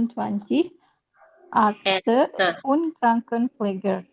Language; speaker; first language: German; non-native, learner; Indonesian